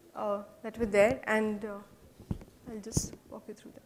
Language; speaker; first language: English; non-native, local second language; Hindi